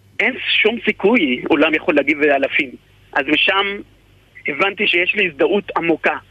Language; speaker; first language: Hebrew; non-native, fluent; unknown